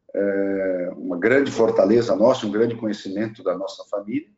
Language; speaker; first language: Portuguese; native; Portuguese